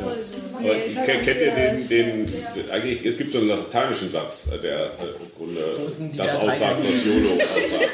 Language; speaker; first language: German; native; German